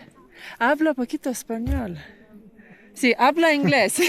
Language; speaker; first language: Spanish; non-native, learner; Lithuanian